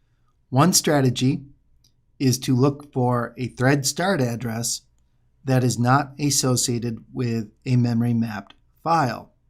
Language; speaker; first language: English; native; English